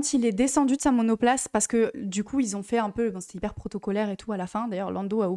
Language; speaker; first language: French; native; French